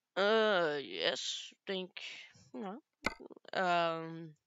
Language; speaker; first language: English; non-native, learner; Dutch